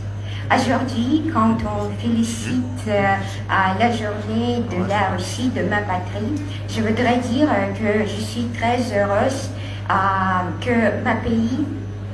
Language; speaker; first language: French; non-native, learner; Russian